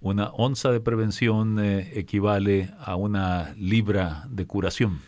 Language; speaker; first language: Spanish; native; Spanish